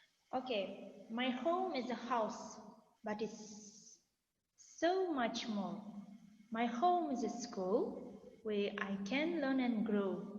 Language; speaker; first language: English; non-native, fluent; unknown